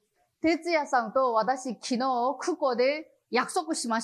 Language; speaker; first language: Japanese; non-native, learner; Chinese